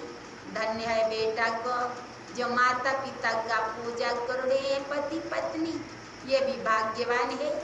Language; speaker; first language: Hindi; native; Hindi